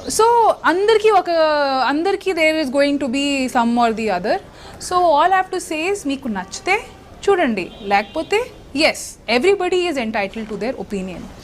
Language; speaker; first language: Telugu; non-native, local second language; Odia